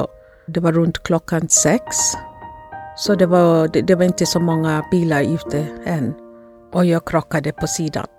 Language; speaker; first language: Swedish; non-native, fluent; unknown